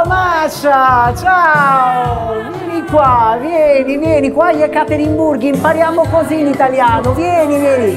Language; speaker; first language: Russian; non-native, fluent; Italian